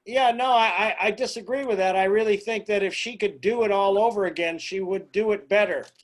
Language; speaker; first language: English; native; English